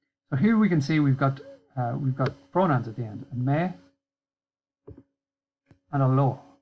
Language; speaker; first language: English; native; English